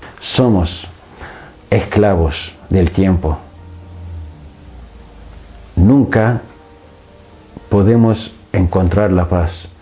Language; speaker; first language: Spanish; non-native, fluent; Arabic